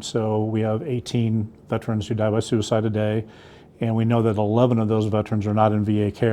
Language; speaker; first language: English; native; English